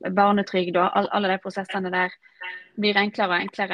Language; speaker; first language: Norwegian; native; Norwegian